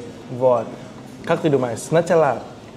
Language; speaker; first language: Russian; non-native, learner; Indonesian